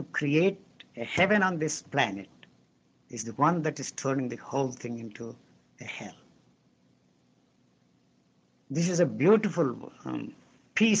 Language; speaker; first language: English; non-native, local second language; Telugu